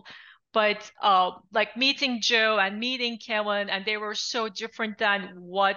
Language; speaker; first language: English; non-native, fluent; Turkish